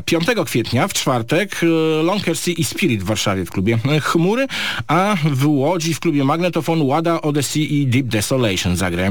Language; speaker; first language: Polish; native; Polish